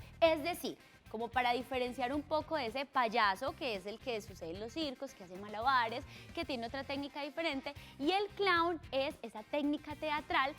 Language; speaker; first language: Spanish; native; Spanish